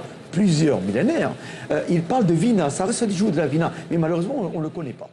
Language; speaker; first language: French; non-native, local second language; Tamil